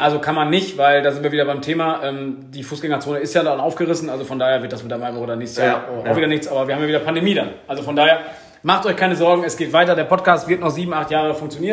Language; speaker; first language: German; native; German